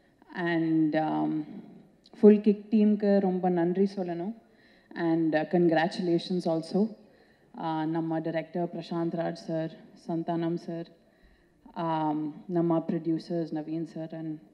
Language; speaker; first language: Tamil; non-native, local second language; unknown